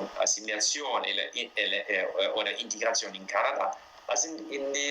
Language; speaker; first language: German; non-native, fluent; English